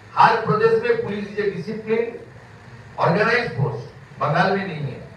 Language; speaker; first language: Hindi; non-native, local second language; Bangla